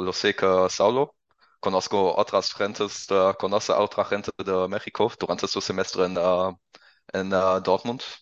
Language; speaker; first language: Spanish; non-native, learner; German